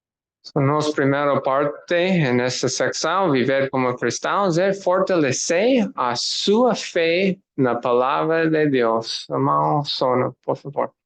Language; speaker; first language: Portuguese; non-native, learner; English